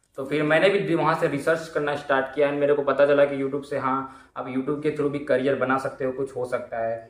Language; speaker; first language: Hindi; native; Hindi